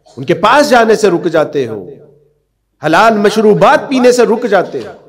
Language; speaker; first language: Urdu; non-native, local second language; Punjabi